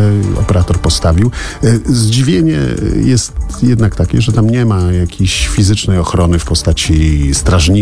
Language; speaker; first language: Polish; native; Polish